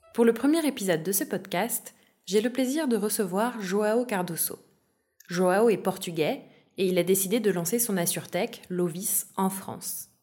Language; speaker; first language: French; native; French